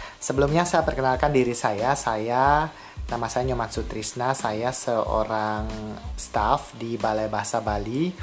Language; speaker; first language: Indonesian; non-native, local second language; Balinese